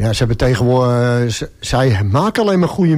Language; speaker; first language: Dutch; native; Dutch